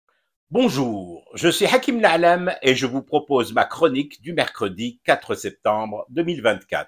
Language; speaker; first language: French; non-native, local second language; Arabic